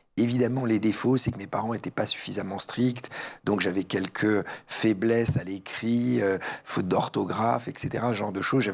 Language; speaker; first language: French; early bilingual, other home language; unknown